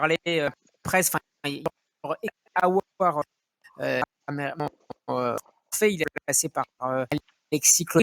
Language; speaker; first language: French; native; French